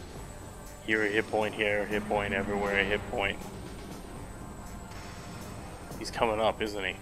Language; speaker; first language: English; native; English